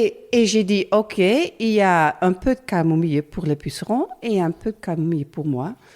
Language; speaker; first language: French; non-native, learner; Dutch